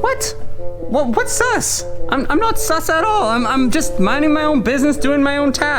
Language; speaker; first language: English; native; English